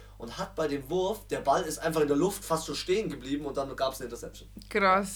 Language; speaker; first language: German; native; German